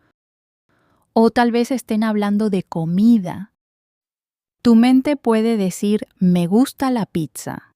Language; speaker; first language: Spanish; non-native, fluent; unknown